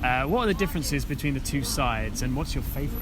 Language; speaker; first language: English; native; English